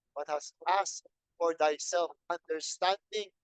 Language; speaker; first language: English; non-native, local second language; Filipino